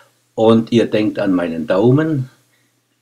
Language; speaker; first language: German; native; German